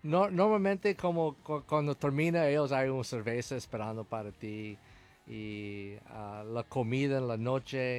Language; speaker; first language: Spanish; non-native, learner; English